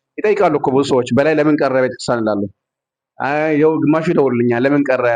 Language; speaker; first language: Amharic; non-native, local second language; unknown